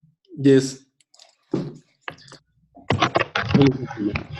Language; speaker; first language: English; non-native, learner; Spanish